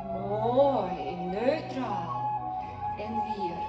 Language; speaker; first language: Dutch; non-native, learner; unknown